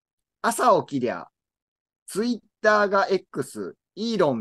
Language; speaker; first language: Japanese; native; Japanese